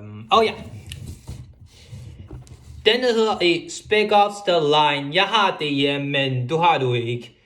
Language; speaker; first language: Danish; non-native, local second language; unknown